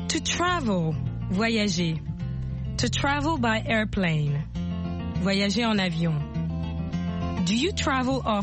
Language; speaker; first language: English; non-native, fluent; French